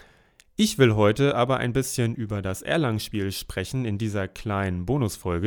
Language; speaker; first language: German; native; German